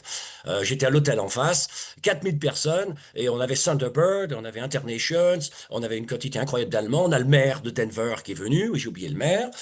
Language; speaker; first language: French; native; French